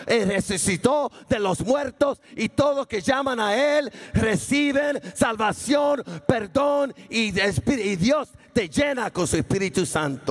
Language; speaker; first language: Spanish; early bilingual, heritage; Spanish